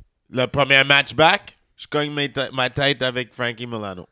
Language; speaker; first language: French; native; French